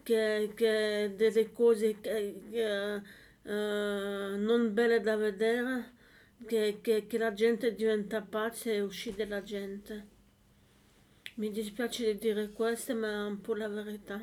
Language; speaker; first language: Italian; non-native, learner; French